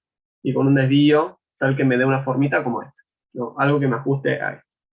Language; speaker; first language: Spanish; native; Spanish